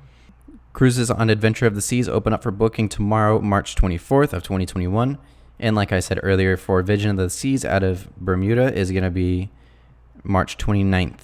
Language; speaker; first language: English; native; English